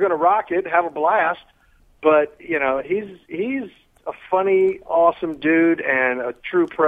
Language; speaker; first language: English; native; English